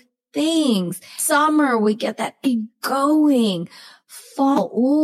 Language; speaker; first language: English; native; English